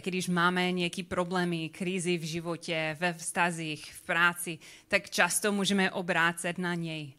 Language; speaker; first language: Czech; non-native, learner; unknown